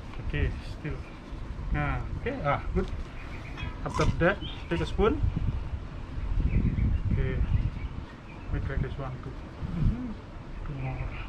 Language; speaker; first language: English; non-native, learner; Indonesian